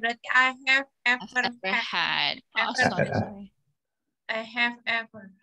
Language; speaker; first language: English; non-native, learner; Indonesian